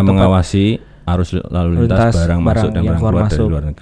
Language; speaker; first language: Indonesian; native; Indonesian